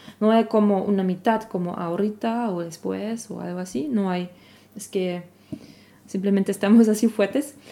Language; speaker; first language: Spanish; non-native, fluent; German